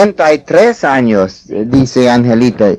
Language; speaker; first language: Spanish; non-native, fluent; English